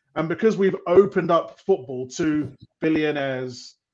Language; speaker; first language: English; native; English